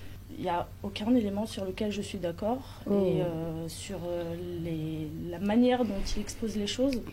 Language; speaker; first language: French; native; French